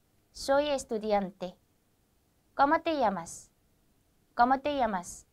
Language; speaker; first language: Spanish; non-native, fluent; Korean